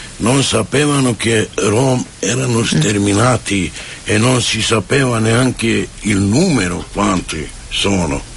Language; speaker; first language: Italian; non-native, fluent; Romany